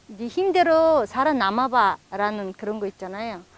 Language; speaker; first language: Korean; non-native, fluent; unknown